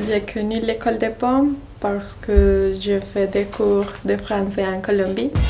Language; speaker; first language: French; non-native, learner; Spanish